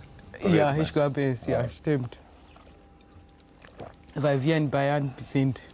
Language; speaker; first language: German; non-native, learner; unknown